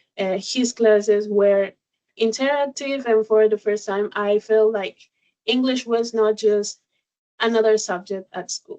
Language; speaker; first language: English; non-native, learner; Spanish